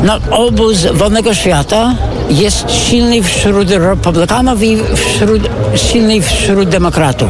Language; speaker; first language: Polish; non-native, fluent; English